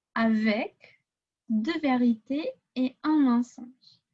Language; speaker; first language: French; non-native, fluent; English